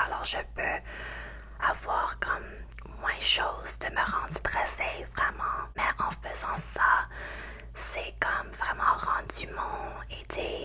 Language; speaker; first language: French; non-native, learner; English